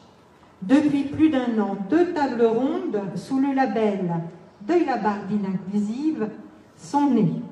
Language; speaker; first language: French; native; French